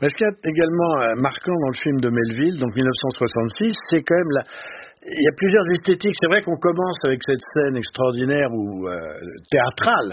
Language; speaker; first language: French; native; French